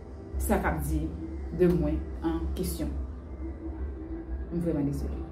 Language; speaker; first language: French; non-native, learner; Haitian Creole